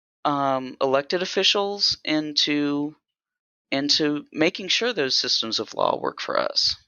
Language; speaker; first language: English; native; English